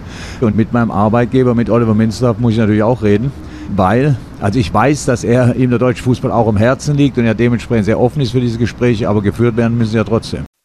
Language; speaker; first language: German; native; German